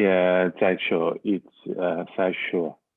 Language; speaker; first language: Chinese; non-native, learner; English